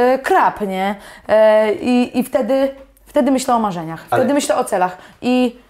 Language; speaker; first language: Polish; native; Polish